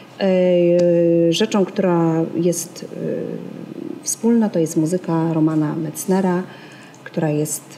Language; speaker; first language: Polish; native; Polish